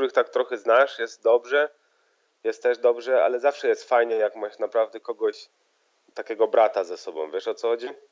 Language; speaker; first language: Polish; early bilingual, heritage; Polish